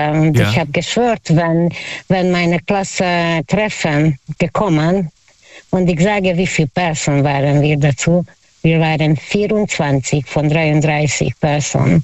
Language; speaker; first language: German; non-native, learner; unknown